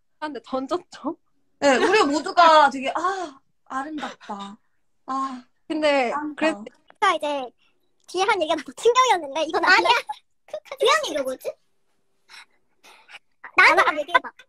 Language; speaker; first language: Korean; native; Korean